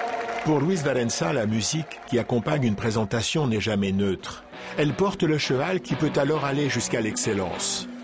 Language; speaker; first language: French; native; French